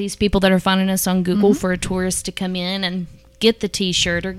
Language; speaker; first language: English; native; English